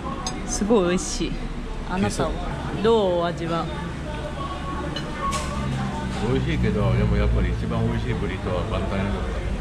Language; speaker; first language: Japanese; non-native, learner; English